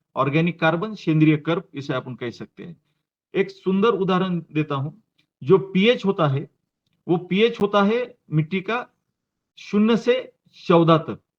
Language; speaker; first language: Hindi; non-native, local second language; Marathi